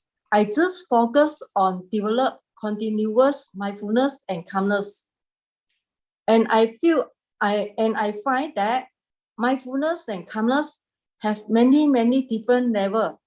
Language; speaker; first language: English; non-native, learner; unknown